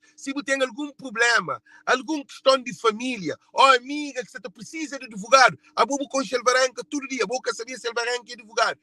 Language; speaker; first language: Portuguese; non-native, local second language; Kabuverdianu